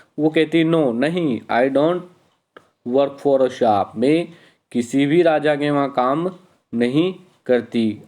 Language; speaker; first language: Hindi; native; Hindi